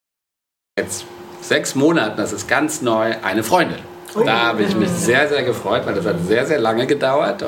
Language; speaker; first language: German; native; German